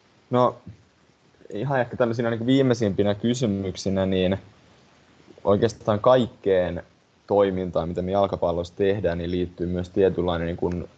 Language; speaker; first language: Finnish; native; Finnish